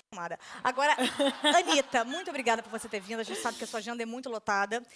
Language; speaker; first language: Portuguese; native; Portuguese